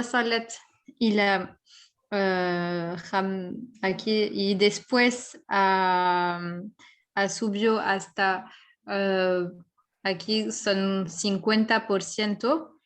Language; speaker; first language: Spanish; non-native, fluent; French